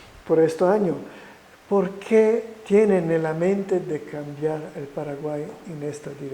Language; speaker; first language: Spanish; non-native, fluent; Italian